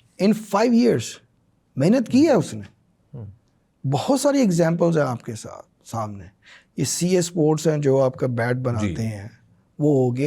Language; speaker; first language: Urdu; non-native, local second language; Punjabi